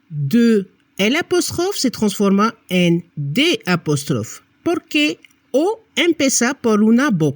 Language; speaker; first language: Spanish; non-native, fluent; French